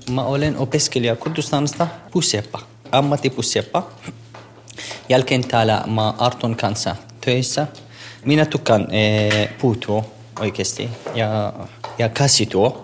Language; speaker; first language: Finnish; non-native, learner; Kurdish